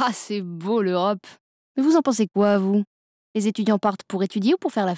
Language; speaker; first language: French; native; French